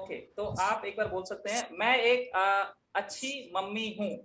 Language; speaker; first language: Hindi; native; Hindi